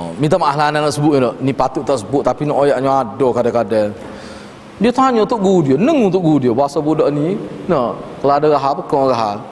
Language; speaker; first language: Malay; native; Malay